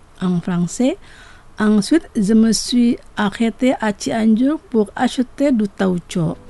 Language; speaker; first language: French; non-native, fluent; Indonesian